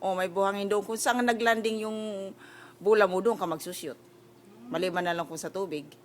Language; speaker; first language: Filipino; native; Filipino